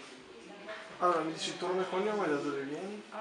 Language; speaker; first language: Italian; native; Italian